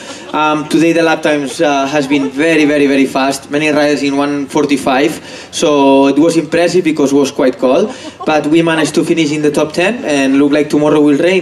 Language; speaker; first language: English; non-native, fluent; Spanish